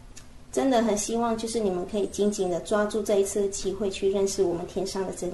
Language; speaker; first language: Chinese; native; Chinese